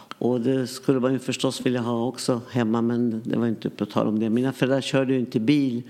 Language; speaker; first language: Swedish; early bilingual, other home language; Yiddish